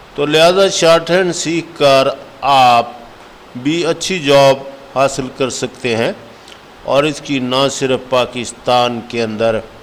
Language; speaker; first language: Urdu; non-native, local second language; Punjabi